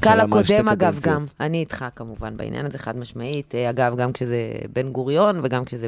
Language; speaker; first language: Hebrew; native; Hebrew